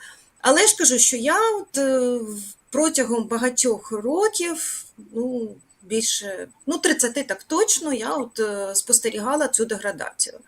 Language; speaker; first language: Ukrainian; native; Ukrainian